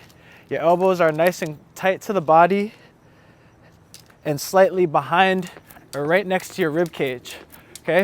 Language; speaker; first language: English; native; English